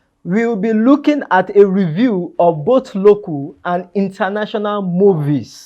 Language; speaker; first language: English; non-native, local second language; Yoruba